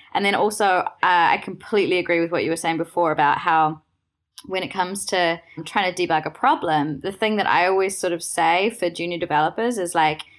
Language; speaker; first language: English; native; English